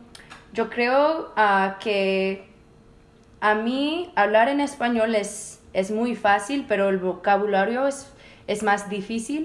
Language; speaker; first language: Spanish; early bilingual, heritage; Spanish